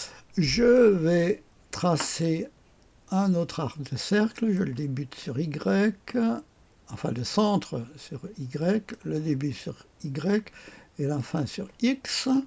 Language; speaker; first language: French; native; French